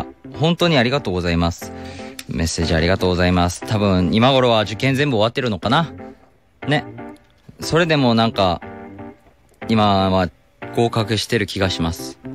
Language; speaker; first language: Japanese; non-native, fluent; Korean